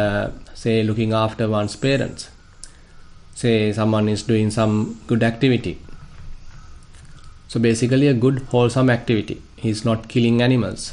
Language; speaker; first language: English; non-native, local second language; Sinhala